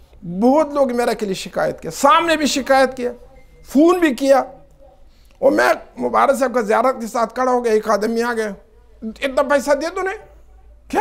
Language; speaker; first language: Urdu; non-native, local second language; Pashto